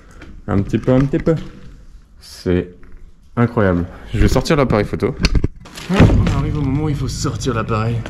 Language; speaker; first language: French; native; French